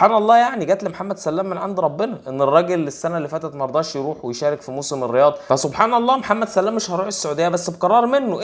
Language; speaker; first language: Arabic; native; Arabic